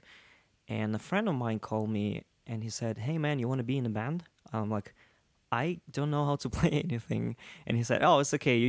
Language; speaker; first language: English; non-native, fluent; Russian